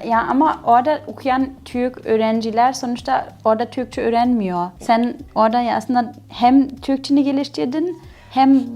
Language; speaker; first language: Turkish; non-native, fluent; German